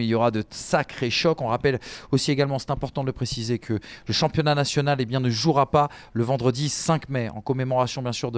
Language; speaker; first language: French; native; French